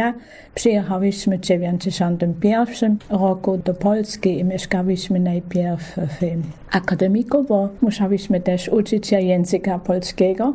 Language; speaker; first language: Polish; non-native, fluent; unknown